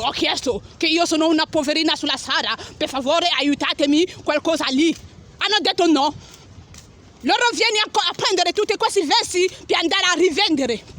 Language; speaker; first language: Italian; non-native, learner; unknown